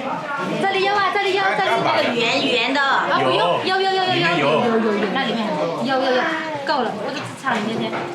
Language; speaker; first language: Chinese; non-native, local second language; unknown